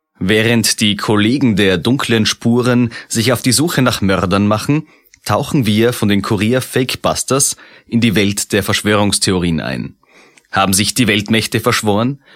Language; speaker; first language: German; native; German